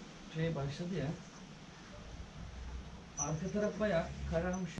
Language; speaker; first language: Turkish; native; Turkish